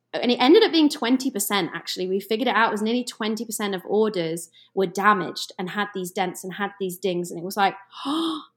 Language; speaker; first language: English; native; English